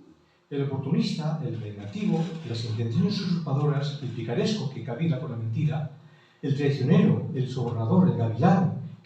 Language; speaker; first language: Spanish; native; Spanish